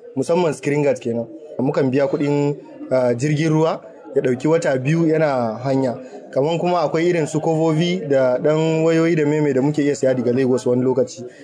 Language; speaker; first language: Hausa; native; Hausa